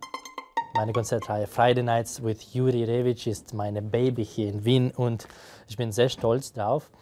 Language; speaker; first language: German; non-native, fluent; Russian